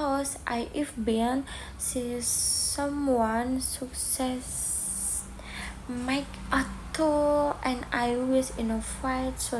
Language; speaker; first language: English; non-native, learner; Indonesian